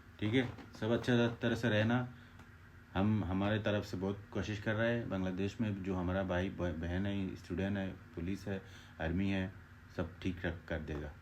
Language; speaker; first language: Hindi; non-native, fluent; Bangla